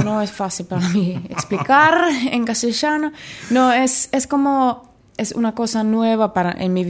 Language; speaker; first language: Spanish; non-native, learner; Finnish